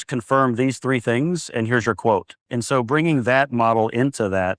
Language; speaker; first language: English; native; English